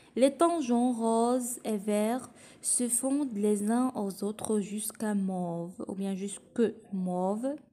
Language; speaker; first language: French; non-native, local second language; Arabic